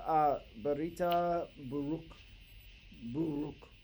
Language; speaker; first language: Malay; non-native, learner; English